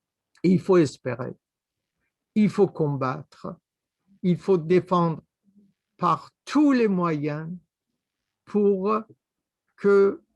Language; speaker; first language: French; non-native, fluent; Persian